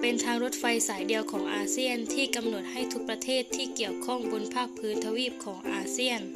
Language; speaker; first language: Thai; native; Thai